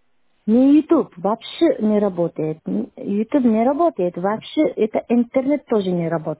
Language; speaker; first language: Russian; non-native, learner; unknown